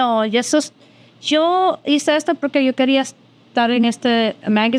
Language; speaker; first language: Spanish; early bilingual, heritage; Spanish